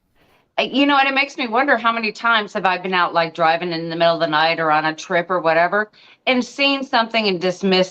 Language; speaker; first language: English; native; English